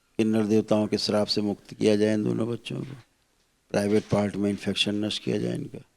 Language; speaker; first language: Hindi; native; Hindi